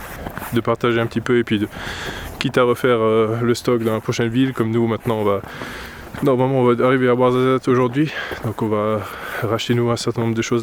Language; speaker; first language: French; native; French